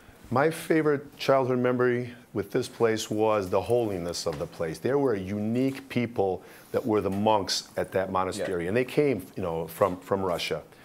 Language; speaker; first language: English; early bilingual, other home language; Russian